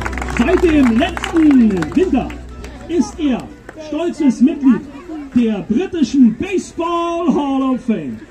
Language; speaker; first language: German; native; German